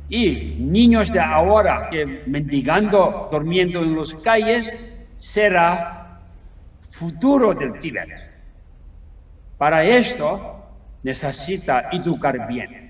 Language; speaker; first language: Spanish; non-native, learner; Tibetan